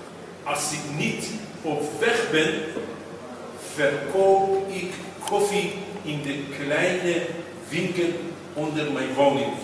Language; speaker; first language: Dutch; non-native, fluent; Persian